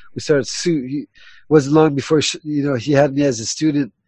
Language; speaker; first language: English; early bilingual, other home language; Spanish